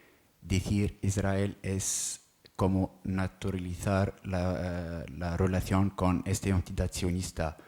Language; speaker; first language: Spanish; non-native, learner; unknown